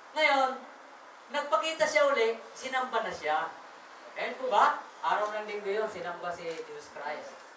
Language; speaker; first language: Filipino; non-native, local second language; Waray